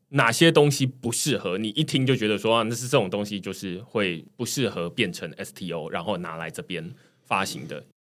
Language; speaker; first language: Chinese; native; Chinese